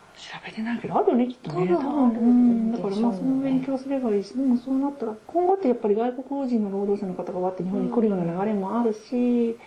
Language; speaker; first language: Japanese; native; Japanese